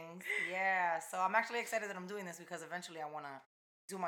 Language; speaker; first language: English; early bilingual, other home language; Spanish